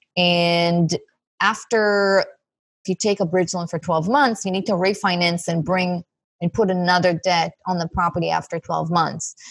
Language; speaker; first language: English; non-native, fluent; Hebrew